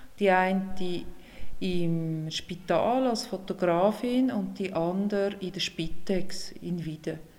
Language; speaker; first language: German; native; German